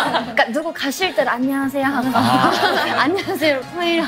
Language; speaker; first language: Korean; non-native, fluent; Japanese